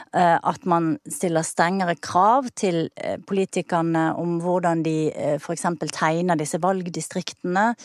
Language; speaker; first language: Norwegian; native; Norwegian